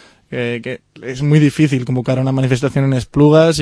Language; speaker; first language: Spanish; native; Spanish